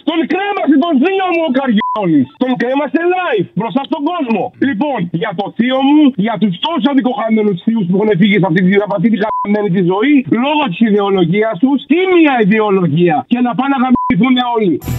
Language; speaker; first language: Greek; non-native, fluent; Arabic